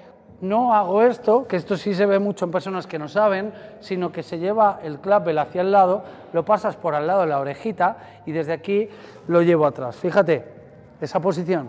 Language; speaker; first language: Spanish; native; Spanish